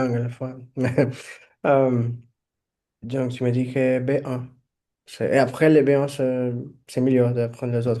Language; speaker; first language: French; non-native, fluent; Portuguese